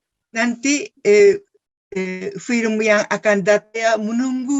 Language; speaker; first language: Indonesian; non-native, fluent; Japanese